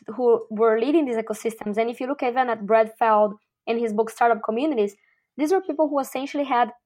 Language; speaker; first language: English; non-native, fluent; Portuguese